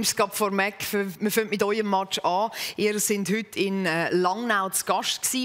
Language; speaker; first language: German; native; German